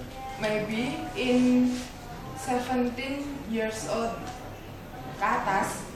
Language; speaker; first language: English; non-native, learner; Indonesian